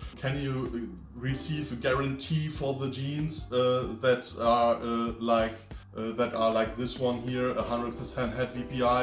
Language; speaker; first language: English; non-native, fluent; German